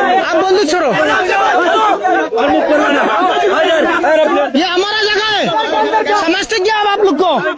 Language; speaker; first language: Hindi; non-native, learner; Bangla